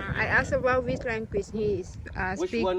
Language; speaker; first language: English; non-native, learner; Thai